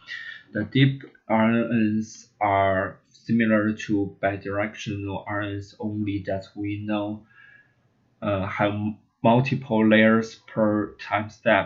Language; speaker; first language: English; non-native, learner; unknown